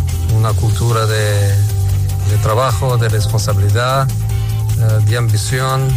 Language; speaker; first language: Spanish; non-native, fluent; Portuguese